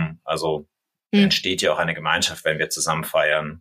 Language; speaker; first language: German; native; German